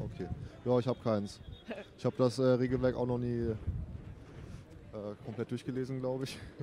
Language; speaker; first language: German; native; German